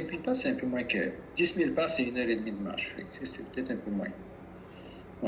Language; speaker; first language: French; native; French